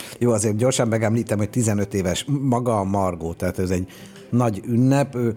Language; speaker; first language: Hungarian; native; Hungarian